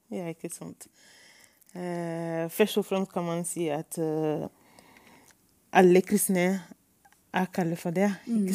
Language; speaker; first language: Norwegian; non-native, fluent; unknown